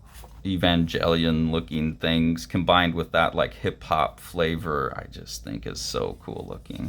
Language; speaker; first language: English; native; English